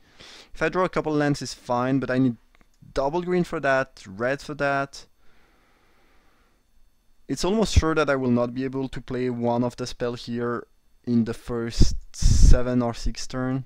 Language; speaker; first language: English; non-native, fluent; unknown